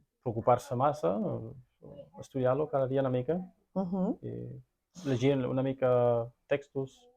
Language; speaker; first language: Catalan; non-native, fluent; German